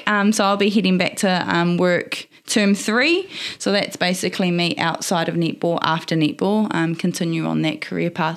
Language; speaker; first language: English; native; English